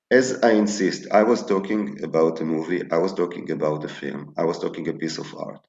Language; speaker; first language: English; non-native, fluent; Hebrew